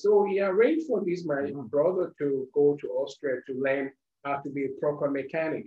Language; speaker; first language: English; non-native, local second language; Yoruba